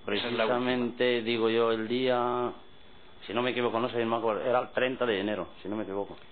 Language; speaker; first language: Spanish; non-native, fluent; Arabic